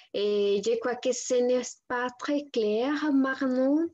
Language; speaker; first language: French; non-native, learner; Spanish